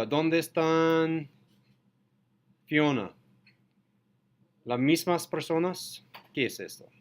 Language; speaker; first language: Spanish; non-native, learner; English